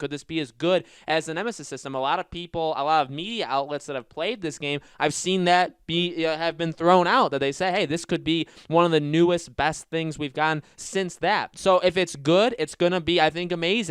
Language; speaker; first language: English; native; English